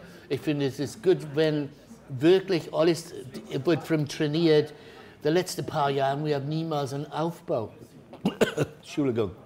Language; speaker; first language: German; non-native, learner; English